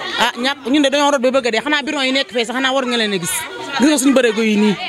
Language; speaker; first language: Wolof; native; Wolof